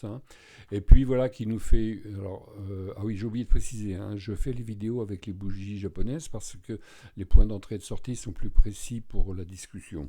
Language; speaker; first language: French; native; French